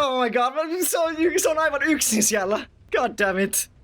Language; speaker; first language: Finnish; native; Finnish